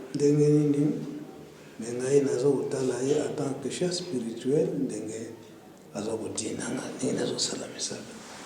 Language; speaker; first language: Lingala; non-native, local second language; Kongo